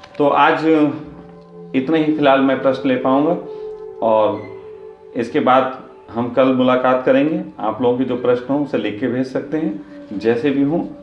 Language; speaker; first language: Hindi; native; Hindi